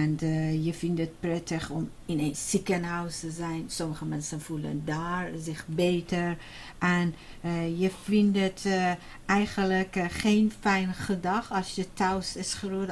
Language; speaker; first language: Dutch; non-native, fluent; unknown